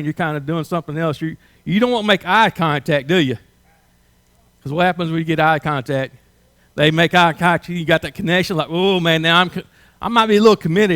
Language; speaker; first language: English; native; English